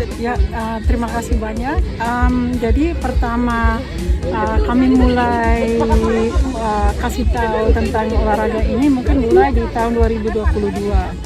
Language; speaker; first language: Indonesian; non-native, fluent; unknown